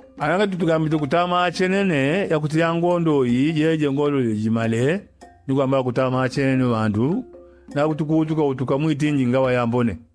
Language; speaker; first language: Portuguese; non-native, local second language; Yao